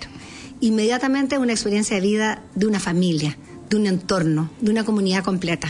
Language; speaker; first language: Spanish; native; Spanish